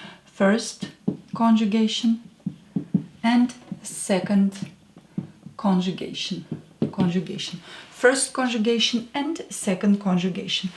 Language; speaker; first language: English; non-native, fluent; Russian